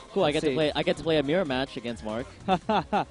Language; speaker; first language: English; native; English